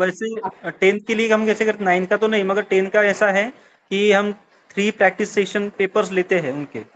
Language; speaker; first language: Hindi; non-native, local second language; Marathi